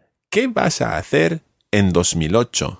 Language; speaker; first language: Spanish; non-native, fluent; English